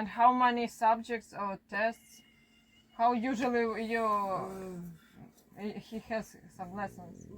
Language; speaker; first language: English; non-native, learner; Ukrainian